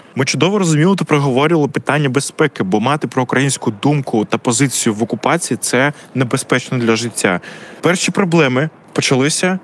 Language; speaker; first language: Ukrainian; native; Ukrainian